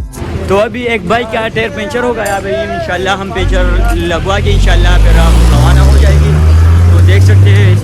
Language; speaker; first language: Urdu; non-native, local second language; Pashto